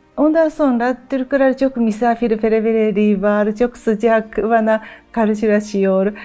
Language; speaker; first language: Turkish; non-native, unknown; Japanese